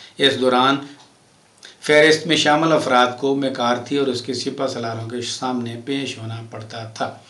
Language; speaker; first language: Urdu; non-native, local second language; Punjabi